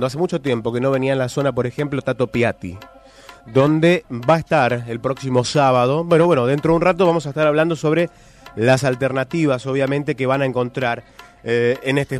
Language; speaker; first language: Spanish; native; Spanish